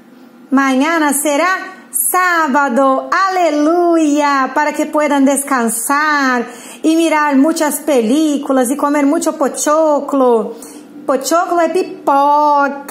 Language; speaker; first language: Spanish; non-native, fluent; Portuguese